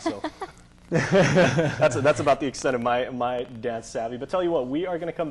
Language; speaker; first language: English; native; English